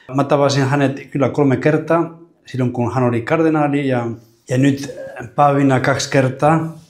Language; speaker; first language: Finnish; non-native, fluent; Spanish